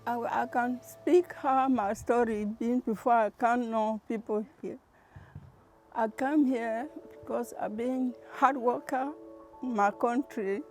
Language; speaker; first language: English; non-native, learner; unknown